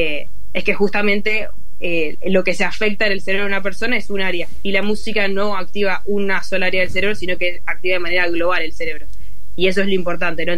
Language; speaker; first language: Spanish; native; Spanish